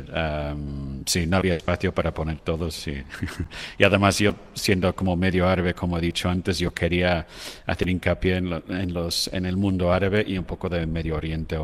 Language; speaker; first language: Spanish; non-native, fluent; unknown